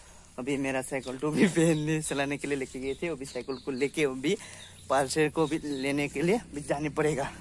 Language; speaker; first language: Hindi; non-native, local second language; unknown